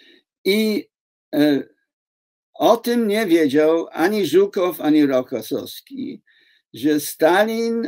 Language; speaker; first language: Polish; non-native, fluent; English